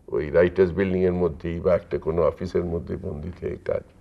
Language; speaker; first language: Bangla; native; Bangla